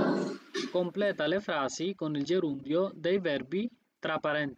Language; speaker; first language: Italian; non-native, fluent; Bangla